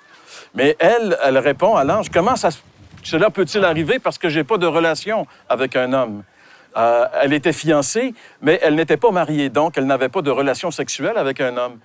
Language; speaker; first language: French; native; French